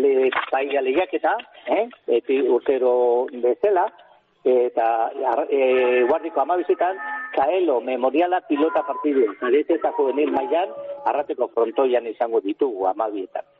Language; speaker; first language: Basque; native; Basque